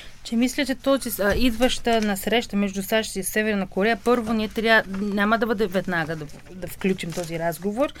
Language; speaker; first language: Bulgarian; non-native, fluent; Korean